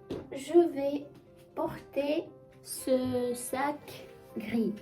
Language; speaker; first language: French; non-native, learner; Russian